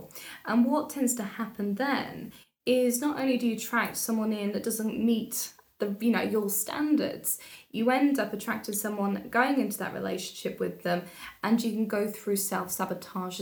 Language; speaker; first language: English; native; English